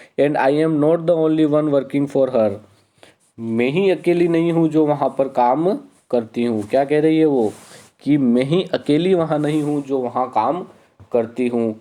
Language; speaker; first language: Hindi; native; Hindi